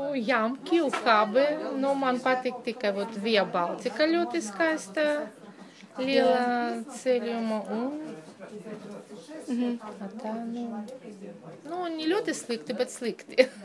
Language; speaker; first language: Latvian; non-native, local second language; Russian